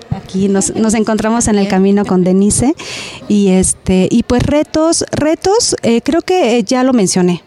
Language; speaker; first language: Spanish; native; Spanish